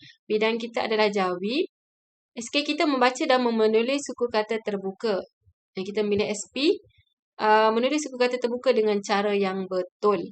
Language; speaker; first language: Malay; native; Malay